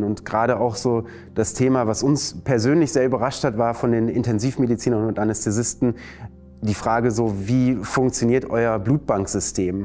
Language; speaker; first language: German; native; German